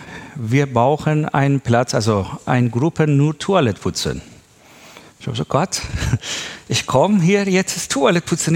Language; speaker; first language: German; non-native, learner; Persian